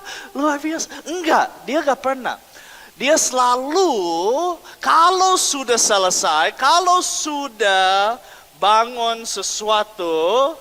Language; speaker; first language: Indonesian; non-native, fluent; English